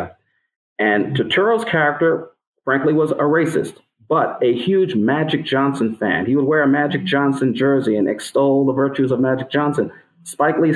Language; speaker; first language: English; native; English